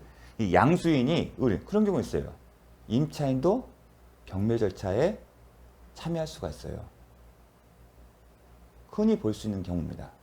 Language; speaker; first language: Korean; native; Korean